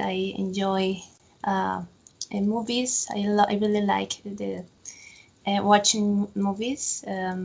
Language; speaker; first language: English; non-native, fluent; Spanish